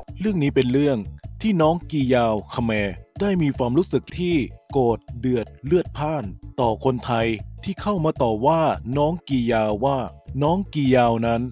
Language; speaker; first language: Thai; native; Thai